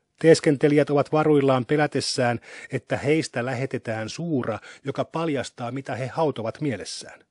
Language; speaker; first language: Finnish; native; Finnish